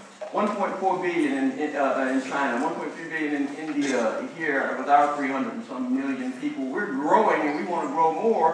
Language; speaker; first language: English; native; English